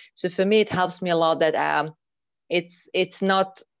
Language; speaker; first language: English; non-native, fluent; Hungarian